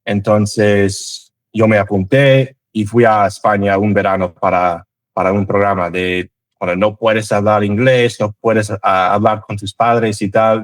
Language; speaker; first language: Spanish; non-native, fluent; English